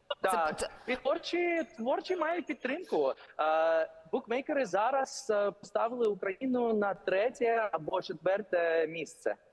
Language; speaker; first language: Ukrainian; early bilingual, heritage; English